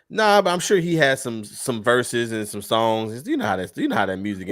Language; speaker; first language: English; native; English